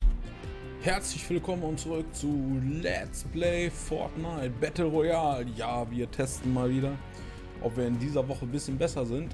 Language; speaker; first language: German; native; German